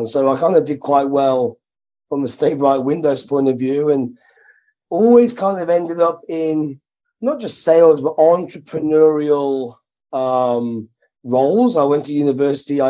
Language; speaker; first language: English; native; English